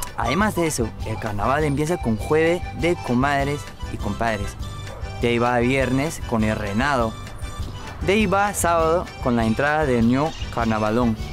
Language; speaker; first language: Spanish; non-native, fluent; English